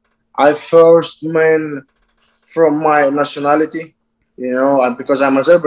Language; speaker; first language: English; non-native, learner; Azerbaijani